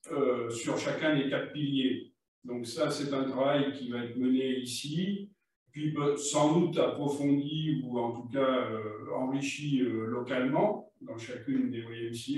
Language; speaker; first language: French; native; French